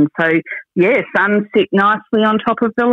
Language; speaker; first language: English; native; English